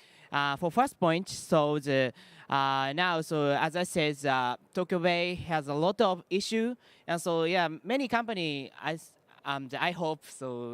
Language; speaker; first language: English; non-native, learner; Japanese